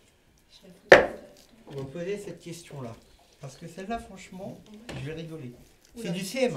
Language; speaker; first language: French; native; French